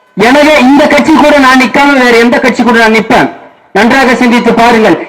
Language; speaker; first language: Tamil; non-native, local second language; Kannada